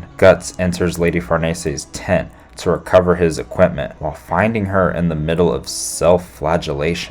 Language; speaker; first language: English; native; English